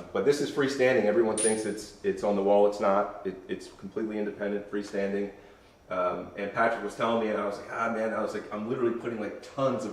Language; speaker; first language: English; native; English